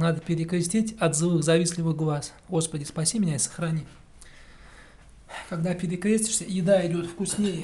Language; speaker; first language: Russian; native; Russian